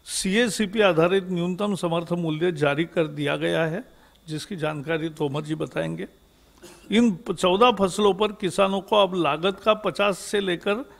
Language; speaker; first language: Hindi; non-native, local second language; Marathi